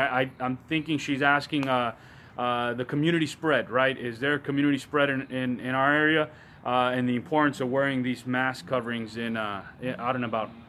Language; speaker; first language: English; early bilingual, other home language; Spanish